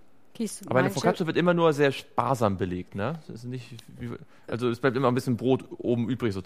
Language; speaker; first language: German; native; German